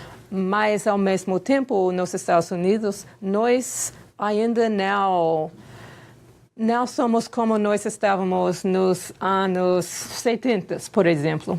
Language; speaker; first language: Portuguese; non-native, fluent; English